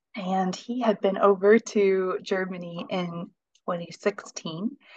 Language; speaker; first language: English; native; English